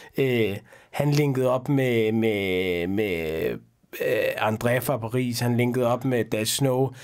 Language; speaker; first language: Danish; early bilingual, other home language; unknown